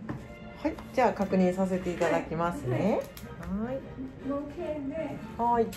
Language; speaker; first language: Japanese; native; Japanese